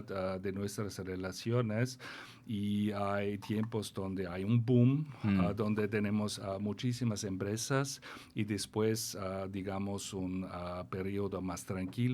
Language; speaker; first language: Spanish; non-native, fluent; German